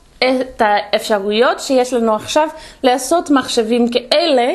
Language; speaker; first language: Hebrew; non-native, fluent; English